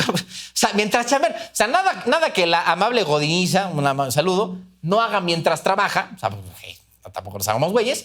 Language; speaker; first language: Spanish; native; Spanish